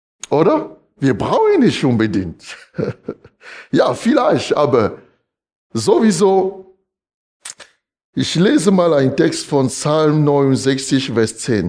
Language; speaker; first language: German; non-native, fluent; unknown